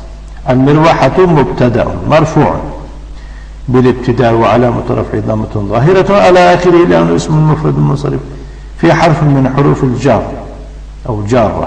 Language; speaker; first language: Arabic; non-native, fluent; Tajik